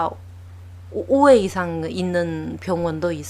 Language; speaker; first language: Korean; non-native, learner; Chinese